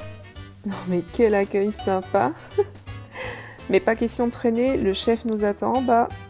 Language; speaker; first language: French; native; French